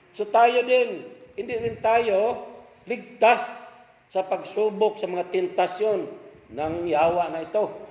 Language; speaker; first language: Filipino; non-native, local second language; Cebuano